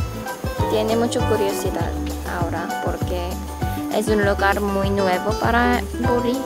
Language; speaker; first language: Spanish; non-native, fluent; Korean